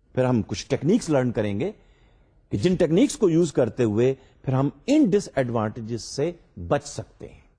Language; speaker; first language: English; non-native, local second language; Urdu